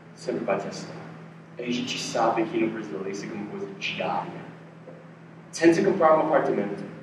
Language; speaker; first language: Portuguese; non-native, fluent; English